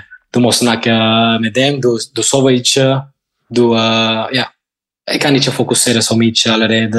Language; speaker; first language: Norwegian; non-native, fluent; Spanish